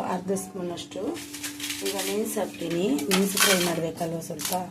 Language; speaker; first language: Kannada; non-native, local second language; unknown